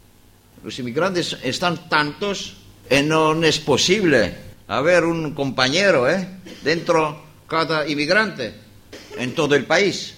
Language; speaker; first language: Spanish; non-native, learner; Greek